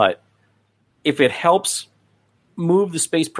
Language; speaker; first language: English; native; English